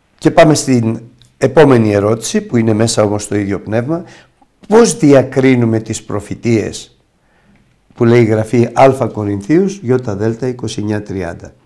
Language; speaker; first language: Greek; native; Greek